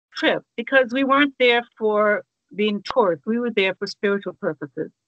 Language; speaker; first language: English; native; English